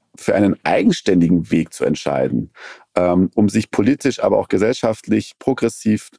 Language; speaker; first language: German; early bilingual, other home language; Persian